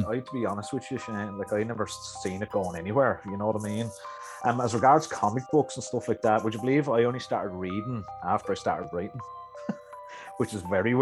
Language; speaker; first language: English; native; English